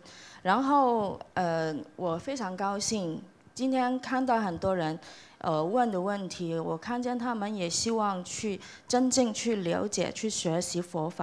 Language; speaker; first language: Chinese; non-native, local second language; Cantonese